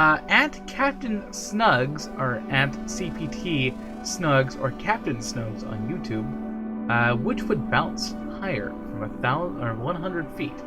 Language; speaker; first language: English; native; English